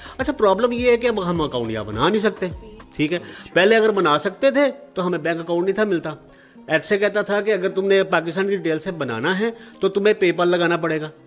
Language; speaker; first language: Urdu; non-native, local second language; Punjabi